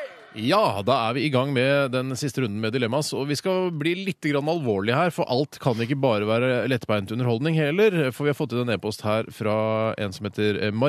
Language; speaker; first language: Norwegian; native; Norwegian